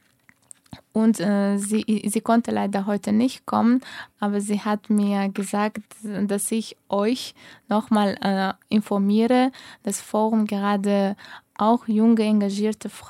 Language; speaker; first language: German; non-native, fluent; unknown